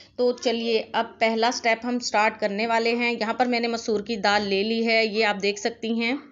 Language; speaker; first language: Urdu; native; Urdu